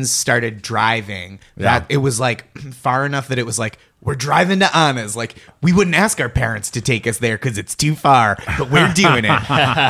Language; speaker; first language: English; native; English